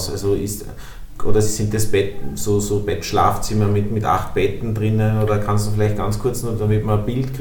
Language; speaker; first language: German; native; German